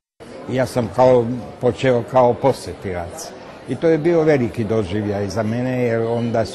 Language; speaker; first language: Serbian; non-native, local second language; Hungarian